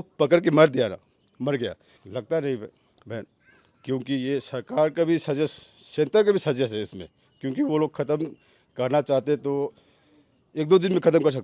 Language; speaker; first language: Hindi; non-native, local second language; Manipuri